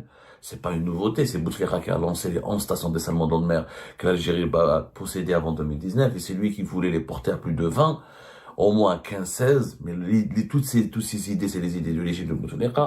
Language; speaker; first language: French; non-native, local second language; Arabic